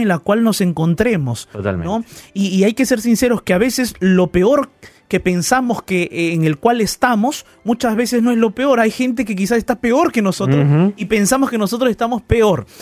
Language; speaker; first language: Spanish; native; Spanish